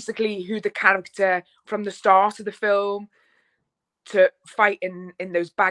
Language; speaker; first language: English; native; English